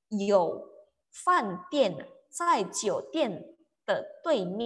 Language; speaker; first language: Chinese; non-native, fluent; Indonesian